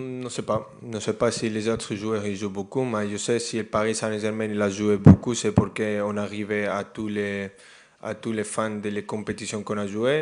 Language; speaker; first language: French; non-native, fluent; Spanish